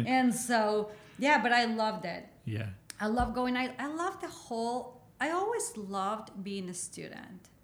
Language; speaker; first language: English; non-native, fluent; Spanish